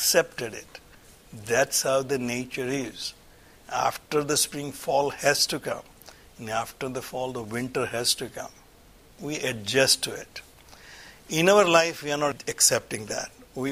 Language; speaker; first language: English; non-native, local second language; Gujarati